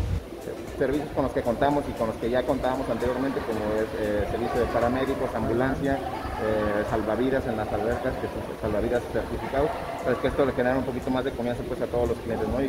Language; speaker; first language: Spanish; native; Spanish